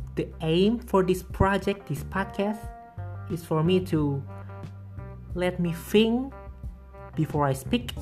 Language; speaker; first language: English; non-native, fluent; Indonesian